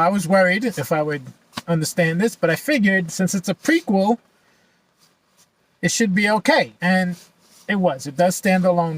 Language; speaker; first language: English; native; English